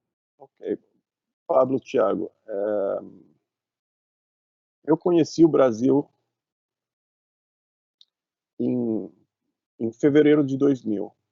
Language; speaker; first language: Portuguese; non-native, fluent; Italian